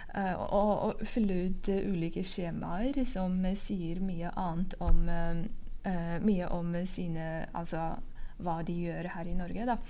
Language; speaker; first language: Norwegian; non-native, fluent; Uyghur